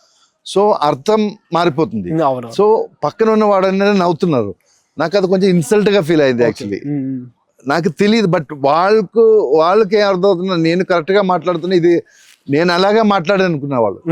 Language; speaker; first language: Telugu; non-native, local second language; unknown